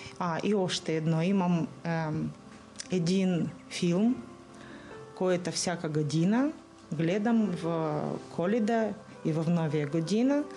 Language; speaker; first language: Bulgarian; non-native, learner; Russian